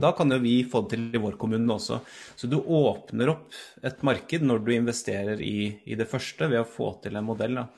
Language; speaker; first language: Norwegian; native; Norwegian